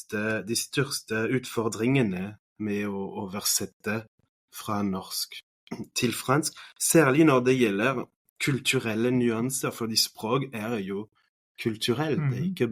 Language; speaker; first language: Norwegian; non-native, fluent; French